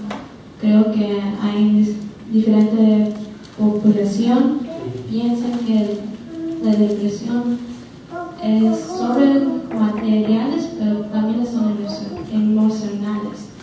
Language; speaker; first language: Spanish; early bilingual, heritage; Spanish